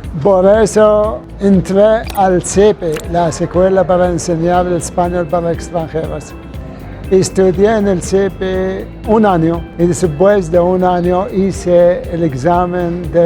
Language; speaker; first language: Spanish; non-native, fluent; Arabic